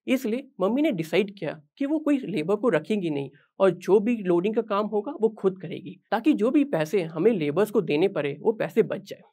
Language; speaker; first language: Hindi; native; Hindi